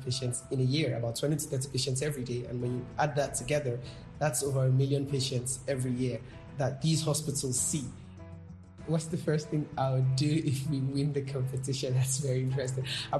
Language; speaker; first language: English; non-native, local second language; Yoruba